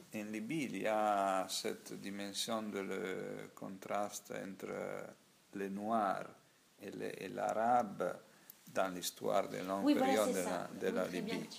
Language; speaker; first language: French; non-native, learner; Italian